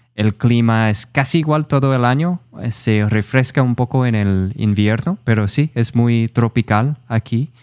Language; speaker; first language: Spanish; non-native, fluent; English